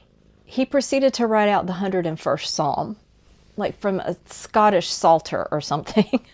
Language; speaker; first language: English; native; English